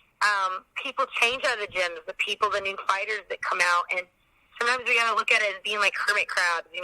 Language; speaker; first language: English; native; English